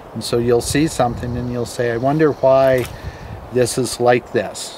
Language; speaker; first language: English; native; English